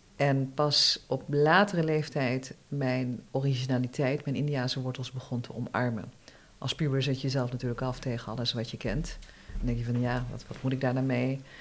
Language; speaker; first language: Dutch; early bilingual, other home language; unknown